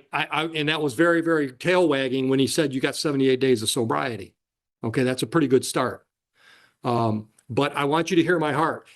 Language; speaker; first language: English; native; English